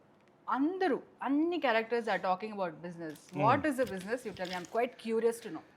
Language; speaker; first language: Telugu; non-native, local second language; Kannada